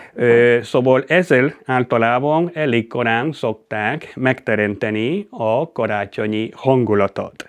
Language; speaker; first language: Hungarian; non-native, fluent; Spanish